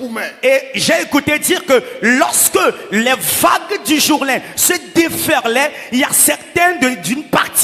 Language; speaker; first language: French; non-native, local second language; Ewe